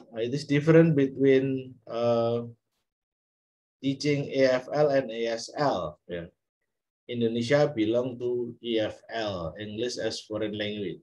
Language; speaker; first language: English; non-native, fluent; Indonesian